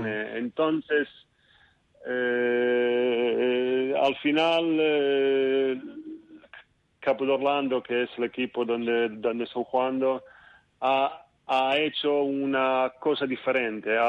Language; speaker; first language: Spanish; non-native, fluent; Italian